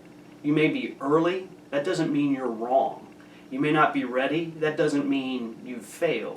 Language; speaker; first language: English; native; English